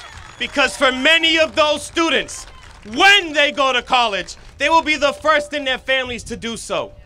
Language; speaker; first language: English; native; English